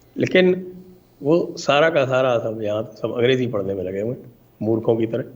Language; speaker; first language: Hindi; native; Hindi